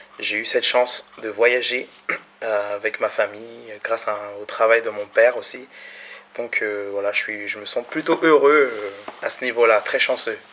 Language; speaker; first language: French; early bilingual, other home language; Malagasy